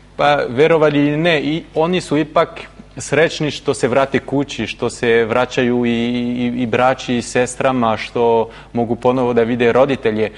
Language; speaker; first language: Serbian; non-native, fluent; French